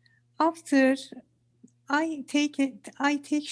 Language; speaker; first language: English; non-native, learner; Turkish